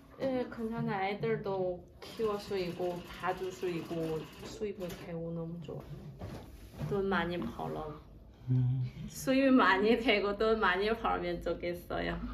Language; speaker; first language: Korean; non-native, learner; Vietnamese